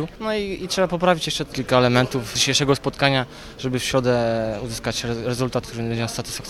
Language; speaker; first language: Polish; native; Polish